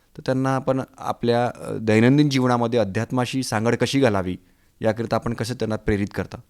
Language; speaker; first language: Marathi; native; Marathi